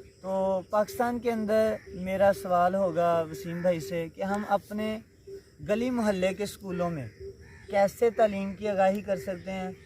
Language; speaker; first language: Urdu; non-native, local second language; Punjabi